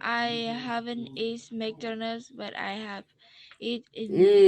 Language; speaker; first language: English; non-native, learner; Vietnamese